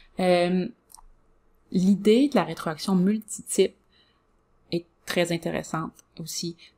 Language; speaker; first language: French; native; French